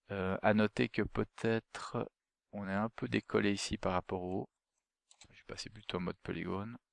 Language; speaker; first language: French; native; French